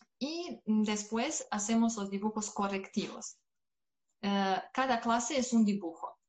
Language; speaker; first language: Spanish; non-native, fluent; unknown